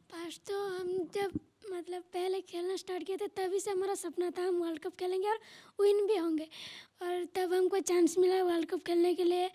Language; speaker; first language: Hindi; non-native, local second language; Telugu